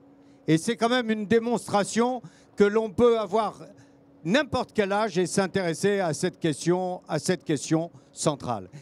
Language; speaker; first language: French; native; French